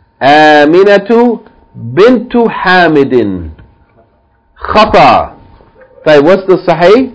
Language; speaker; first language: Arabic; non-native, fluent; English